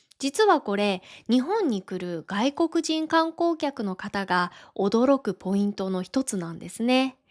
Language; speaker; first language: Japanese; native; Japanese